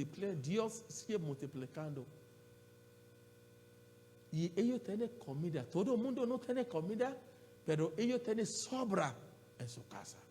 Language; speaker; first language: Spanish; non-native, learner; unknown